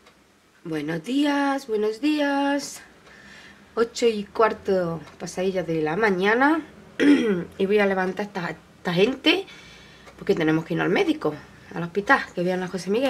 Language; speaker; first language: Spanish; native; Spanish